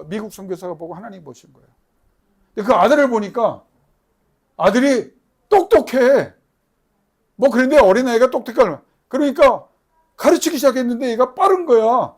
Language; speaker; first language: Korean; native; Korean